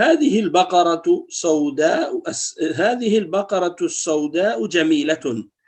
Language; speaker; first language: Arabic; non-native, fluent; French